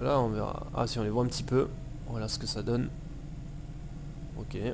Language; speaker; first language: French; native; French